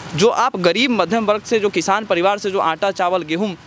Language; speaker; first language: Hindi; native; Hindi